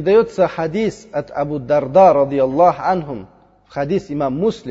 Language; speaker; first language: Russian; non-native, fluent; Uzbek